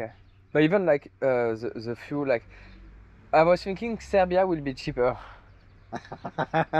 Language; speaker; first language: English; non-native, fluent; French